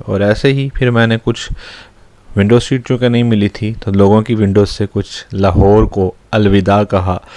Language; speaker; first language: Urdu; non-native, local second language; Punjabi